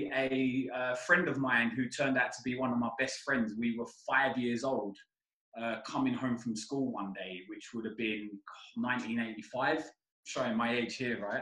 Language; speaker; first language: English; native; English